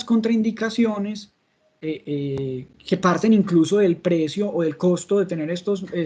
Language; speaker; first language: Spanish; native; Spanish